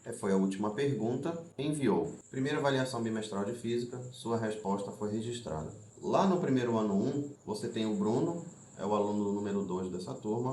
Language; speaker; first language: Portuguese; native; Portuguese